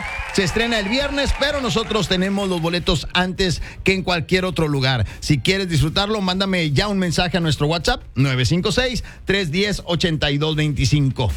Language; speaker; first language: Spanish; native; Spanish